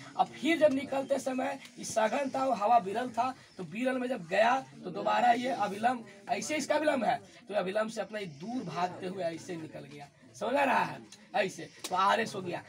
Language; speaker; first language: Hindi; native; Hindi